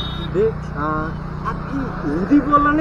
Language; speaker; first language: Hindi; non-native, local second language; Bangla